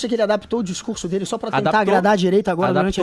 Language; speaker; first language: Portuguese; native; Portuguese